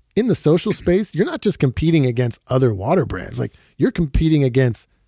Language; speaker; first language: English; native; English